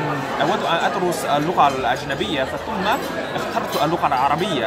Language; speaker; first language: Arabic; non-native, learner; Chinese